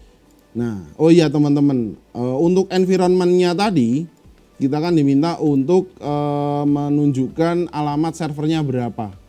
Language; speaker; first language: Indonesian; native; Indonesian